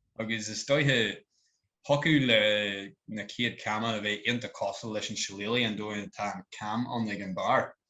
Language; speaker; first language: Irish; native; Irish